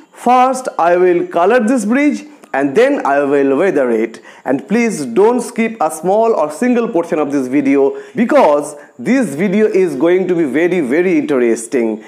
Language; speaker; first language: English; non-native, local second language; Bangla